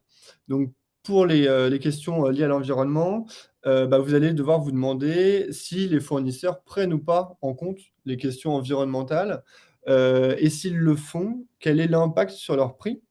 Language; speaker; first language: French; native; French